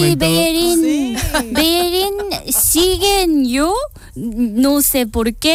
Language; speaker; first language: Spanish; non-native, learner; Korean